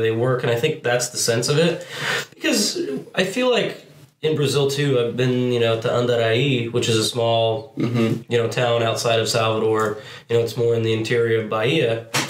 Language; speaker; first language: English; native; English